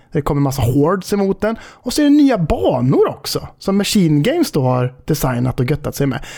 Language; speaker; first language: Swedish; native; Swedish